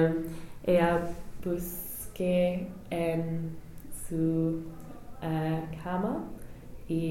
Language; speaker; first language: Spanish; non-native, learner; English